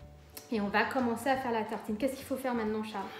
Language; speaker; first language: French; native; French